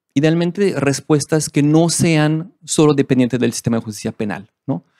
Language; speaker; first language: Spanish; non-native, fluent; French